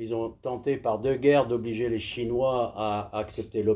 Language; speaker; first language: French; native; French